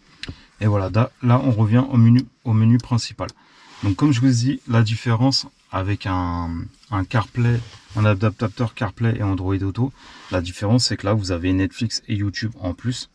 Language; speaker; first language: French; native; French